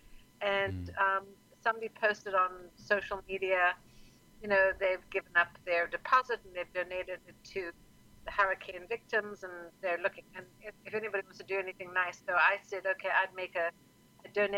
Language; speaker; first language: English; native; English